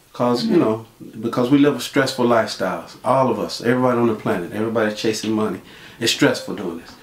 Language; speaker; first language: English; native; English